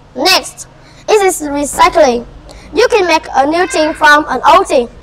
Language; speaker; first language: English; non-native, fluent; Vietnamese